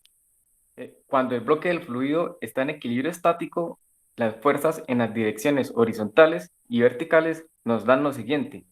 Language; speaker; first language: Spanish; native; Spanish